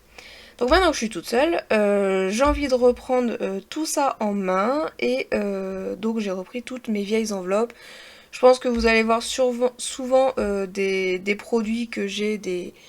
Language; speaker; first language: French; native; French